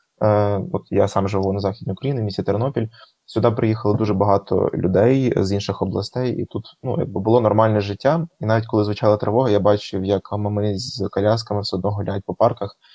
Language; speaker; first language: Ukrainian; native; Ukrainian